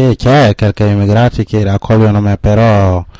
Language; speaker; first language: Italian; non-native, learner; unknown